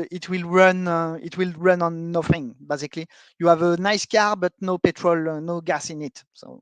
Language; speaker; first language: English; non-native, fluent; French